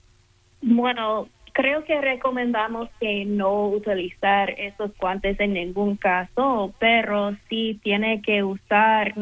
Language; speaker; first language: Spanish; non-native, fluent; English